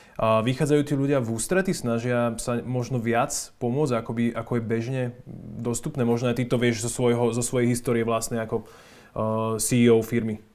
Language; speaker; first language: Slovak; native; Slovak